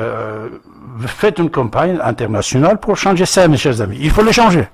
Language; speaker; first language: French; non-native, fluent; Persian